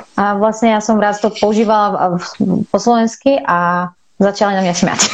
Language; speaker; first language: Slovak; non-native, fluent; Arabic